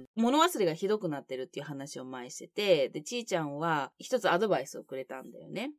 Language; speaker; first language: Japanese; native; Japanese